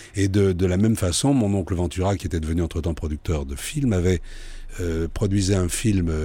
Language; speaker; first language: French; native; French